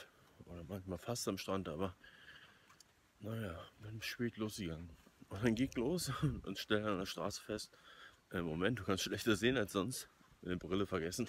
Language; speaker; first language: German; native; German